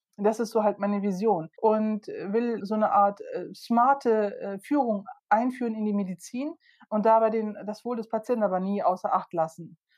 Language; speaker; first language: German; early bilingual, other home language; Turkish